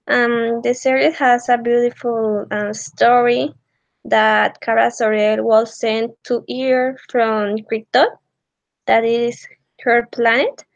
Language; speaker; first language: English; non-native, learner; Spanish